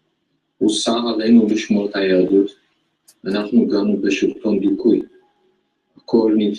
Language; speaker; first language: Hebrew; early bilingual, other home language; Amharic